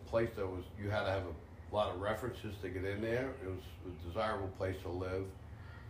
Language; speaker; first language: English; native; English